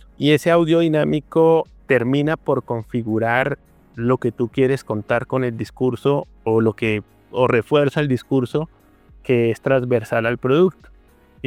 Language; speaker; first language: Spanish; native; Spanish